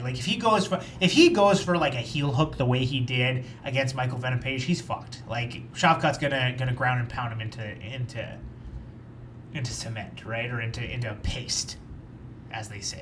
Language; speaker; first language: English; native; English